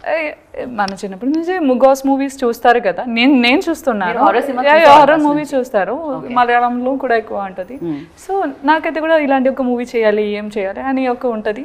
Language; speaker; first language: Telugu; non-native, learner; Malayalam